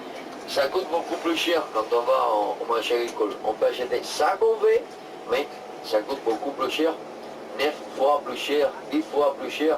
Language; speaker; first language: French; non-native, fluent; Spanish